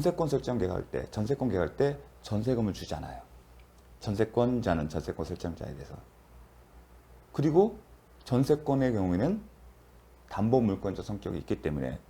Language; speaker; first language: Korean; native; Korean